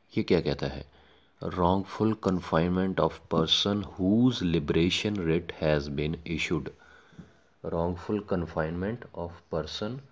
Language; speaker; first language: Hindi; non-native, local second language; Punjabi